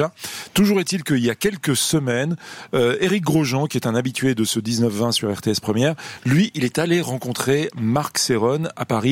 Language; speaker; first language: French; native; French